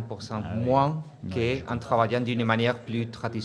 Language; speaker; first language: French; non-native, fluent; Spanish